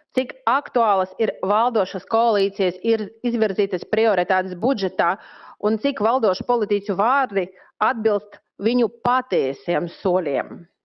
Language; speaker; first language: Latvian; non-native, local second language; Russian